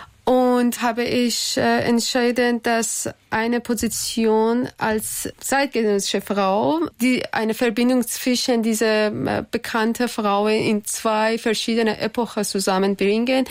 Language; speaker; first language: German; non-native, learner; Persian